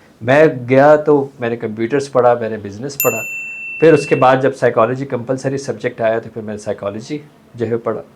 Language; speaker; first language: Urdu; native; Urdu